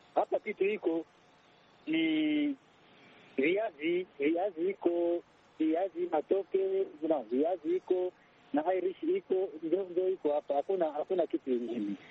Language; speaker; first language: Swahili; non-native, local second language; Kinyarwanda